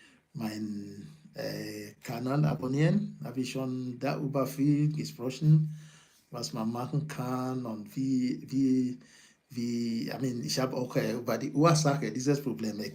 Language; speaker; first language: German; non-native, learner; Yoruba